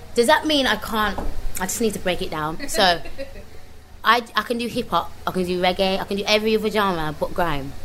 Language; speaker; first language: English; native; English